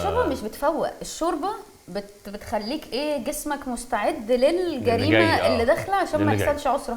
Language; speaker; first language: Arabic; native; Arabic